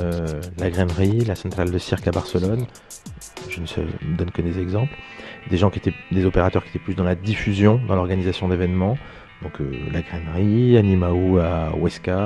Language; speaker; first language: French; native; French